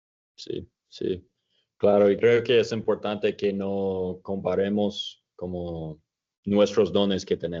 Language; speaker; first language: Spanish; non-native, fluent; English